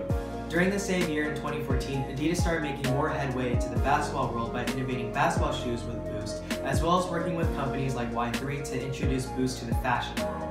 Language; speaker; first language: English; native; English